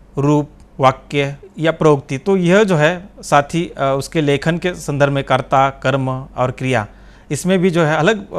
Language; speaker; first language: Hindi; non-native, local second language; Marathi